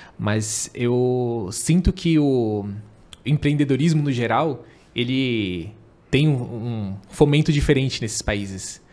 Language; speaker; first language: Portuguese; native; Portuguese